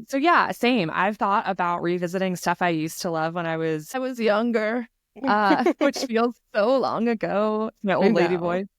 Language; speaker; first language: English; native; English